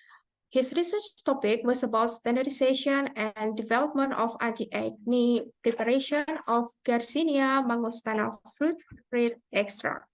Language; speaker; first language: English; non-native, fluent; Indonesian